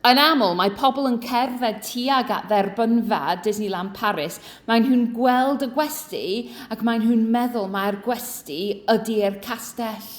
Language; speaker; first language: Welsh; non-native, learner; English